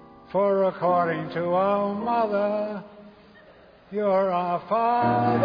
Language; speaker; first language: English; native; English